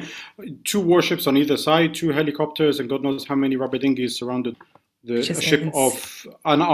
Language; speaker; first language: English; native; English